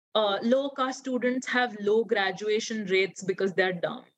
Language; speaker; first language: English; non-native, local second language; Hindi